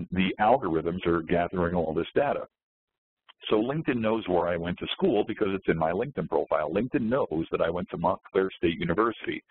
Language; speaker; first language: English; native; English